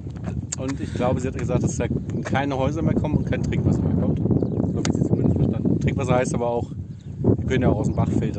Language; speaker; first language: German; native; German